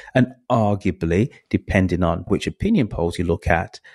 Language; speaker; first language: English; native; English